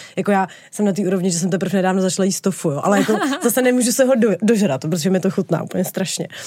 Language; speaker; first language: Czech; native; Czech